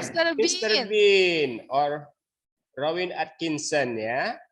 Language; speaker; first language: English; non-native, learner; Indonesian